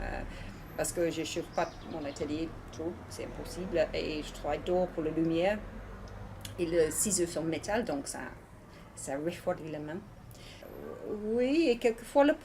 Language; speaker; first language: French; non-native, learner; English